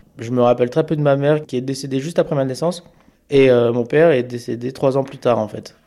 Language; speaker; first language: French; early bilingual, other home language; Amharic